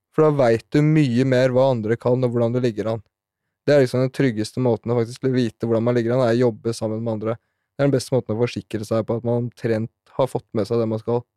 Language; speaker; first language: Norwegian; native; Norwegian